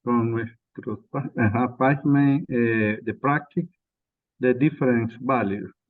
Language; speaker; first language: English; non-native, learner; Spanish